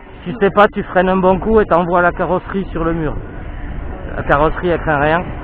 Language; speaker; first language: French; native; French